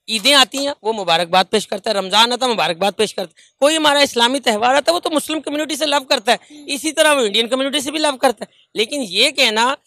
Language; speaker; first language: Hindi; native; Hindi